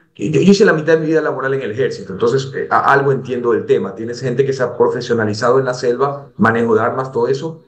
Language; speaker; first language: Spanish; native; Spanish